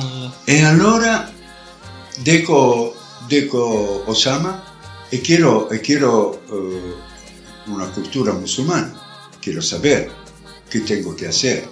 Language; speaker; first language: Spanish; non-native, learner; Italian